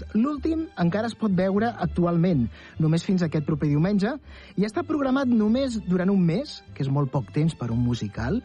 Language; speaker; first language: Catalan; native; Catalan